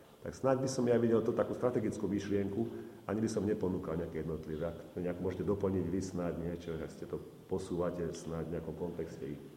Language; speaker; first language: Slovak; native; Slovak